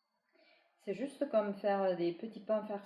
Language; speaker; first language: French; non-native, fluent; Chinese